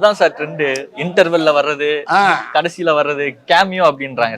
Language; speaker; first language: Tamil; native; Tamil